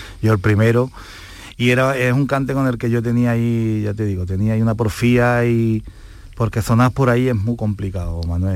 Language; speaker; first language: Spanish; native; Spanish